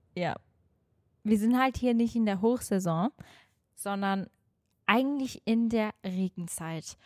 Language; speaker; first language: German; non-native, fluent; Portuguese